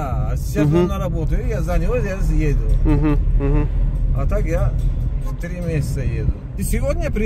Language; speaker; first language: Russian; non-native, local second language; Uzbek